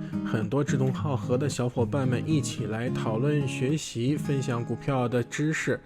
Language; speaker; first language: Chinese; native; Chinese